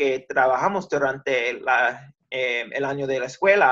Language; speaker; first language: Spanish; early bilingual, heritage; Spanish